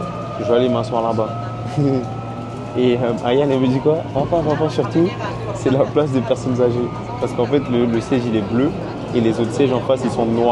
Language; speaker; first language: French; native; French